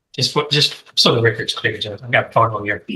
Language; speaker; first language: English; native; English